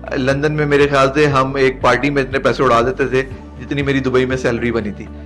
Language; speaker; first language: Urdu; native; Urdu